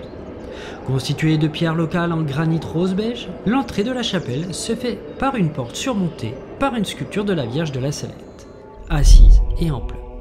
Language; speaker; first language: French; native; French